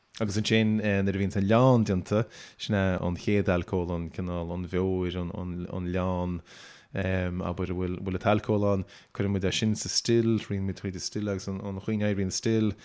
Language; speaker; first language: Irish; native; Irish